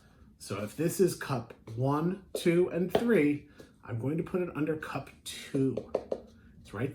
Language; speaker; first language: English; native; English